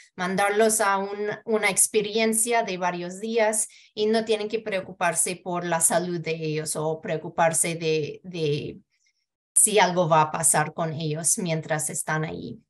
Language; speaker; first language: Spanish; early bilingual, heritage; Spanish